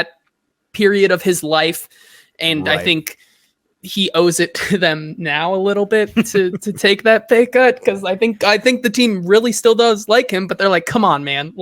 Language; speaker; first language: English; native; English